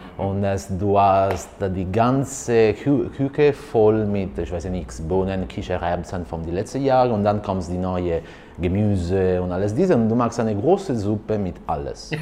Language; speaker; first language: German; non-native, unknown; Italian